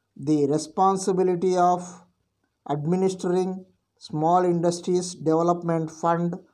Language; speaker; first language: English; non-native, local second language; Telugu